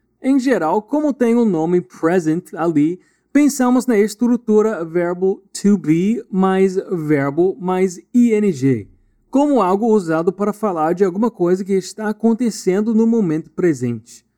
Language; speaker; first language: Portuguese; native; Portuguese